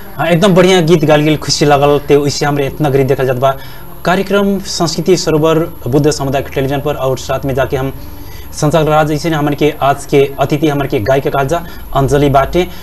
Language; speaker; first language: Bhojpuri; non-native, local second language; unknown